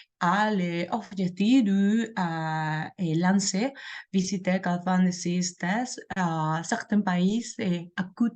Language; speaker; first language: French; non-native, learner; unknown